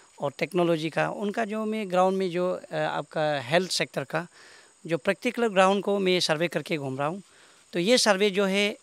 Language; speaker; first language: Hindi; non-native, local second language; Nyishi